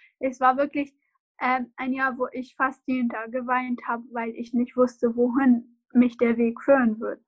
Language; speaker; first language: German; non-native, fluent; Arabic